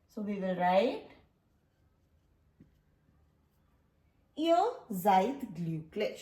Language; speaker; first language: German; non-native, learner; Hindi